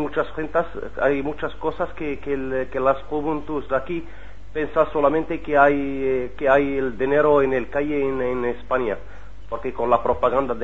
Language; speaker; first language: Spanish; non-native, learner; Arabic